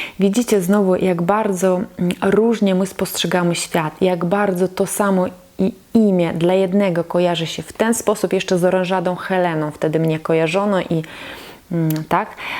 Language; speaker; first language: Polish; non-native, fluent; Russian